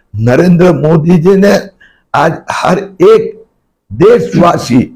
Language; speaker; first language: Hindi; non-native, local second language; Marathi